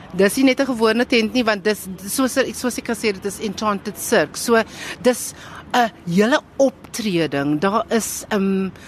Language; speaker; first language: Afrikaans; non-native, local second language; English